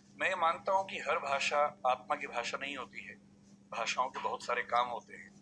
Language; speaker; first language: Hindi; native; Hindi